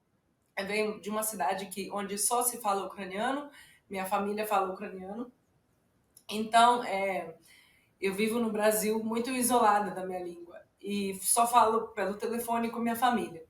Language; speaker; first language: Portuguese; non-native, fluent; Ukrainian